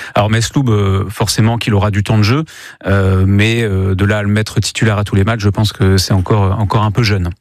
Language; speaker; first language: French; native; French